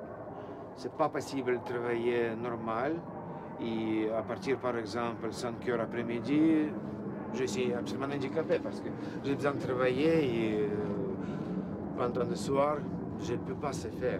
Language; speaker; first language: French; non-native, learner; Russian